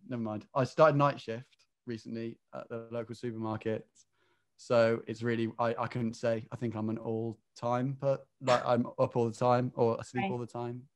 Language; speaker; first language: English; native; English